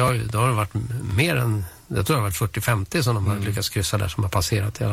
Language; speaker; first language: Swedish; native; Swedish